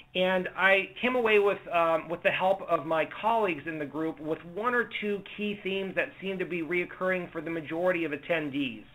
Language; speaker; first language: English; native; English